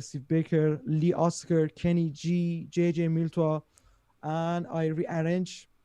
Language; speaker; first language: English; non-native, learner; Persian